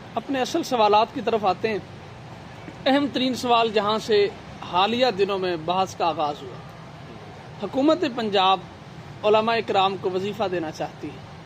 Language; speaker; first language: Urdu; non-native, local second language; Punjabi